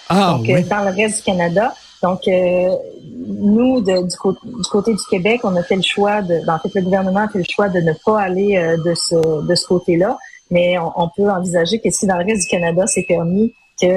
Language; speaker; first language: French; native; French